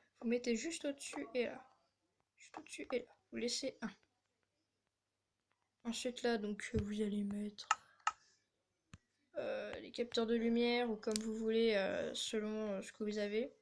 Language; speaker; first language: French; native; French